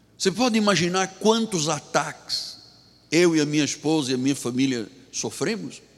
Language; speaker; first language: Portuguese; native; Portuguese